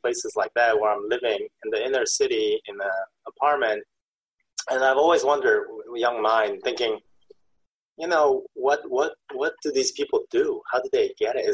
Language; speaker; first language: English; early bilingual, other home language; Korean